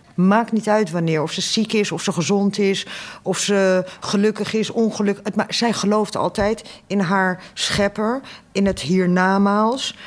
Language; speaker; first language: Dutch; early bilingual, other home language; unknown